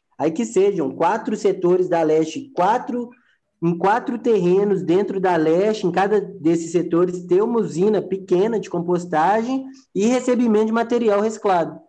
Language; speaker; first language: Portuguese; native; Portuguese